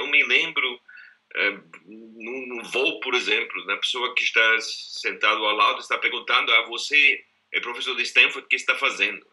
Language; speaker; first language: Portuguese; non-native, fluent; German